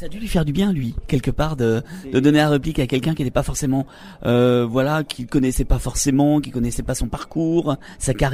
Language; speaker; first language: French; native; French